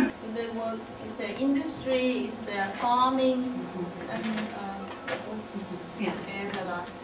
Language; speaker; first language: English; non-native, learner; German